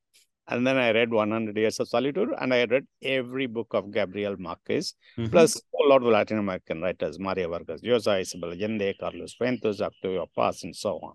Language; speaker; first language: English; non-native, local second language; Tamil